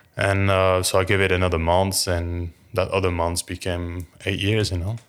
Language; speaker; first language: English; non-native, fluent; French